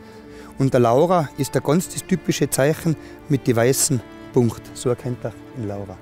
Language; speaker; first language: German; native; German